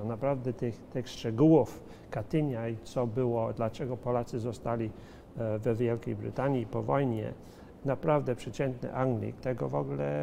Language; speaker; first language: Polish; early bilingual, heritage; Polish